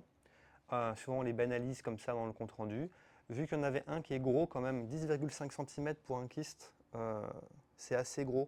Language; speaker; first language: French; native; French